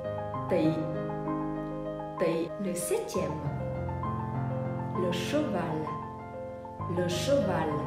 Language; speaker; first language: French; non-native, fluent; Vietnamese